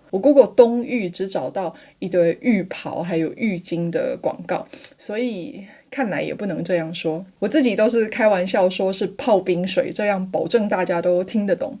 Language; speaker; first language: Chinese; native; Chinese